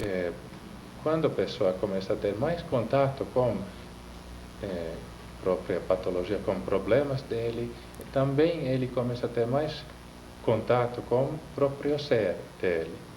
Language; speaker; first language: Portuguese; non-native, fluent; Finnish